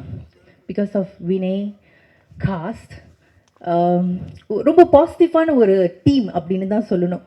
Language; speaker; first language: Tamil; native; Tamil